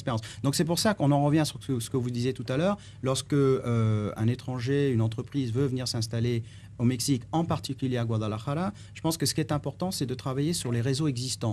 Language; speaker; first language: French; native; French